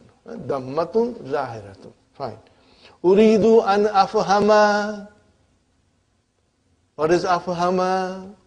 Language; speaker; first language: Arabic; non-native, fluent; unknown